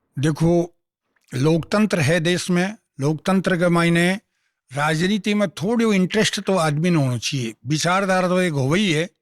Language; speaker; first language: Hindi; non-native, local second language; Marwari